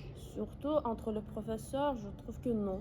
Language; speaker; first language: French; non-native, fluent; Azerbaijani